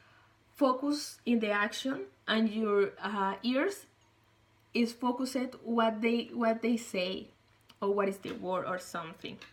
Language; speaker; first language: English; non-native, learner; Spanish